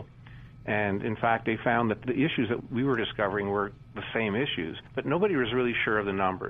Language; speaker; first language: English; native; English